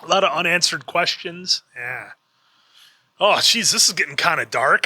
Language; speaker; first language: English; native; English